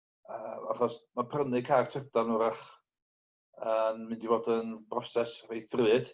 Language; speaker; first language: Welsh; native; Welsh